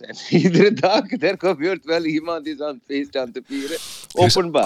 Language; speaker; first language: Dutch; non-native, fluent; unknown